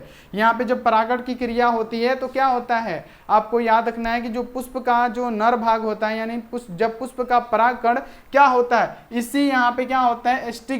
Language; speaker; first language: Hindi; native; Hindi